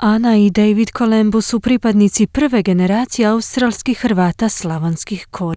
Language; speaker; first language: Croatian; native; Croatian